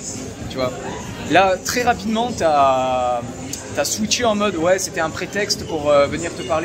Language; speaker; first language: French; native; French